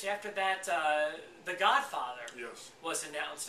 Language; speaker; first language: English; native; English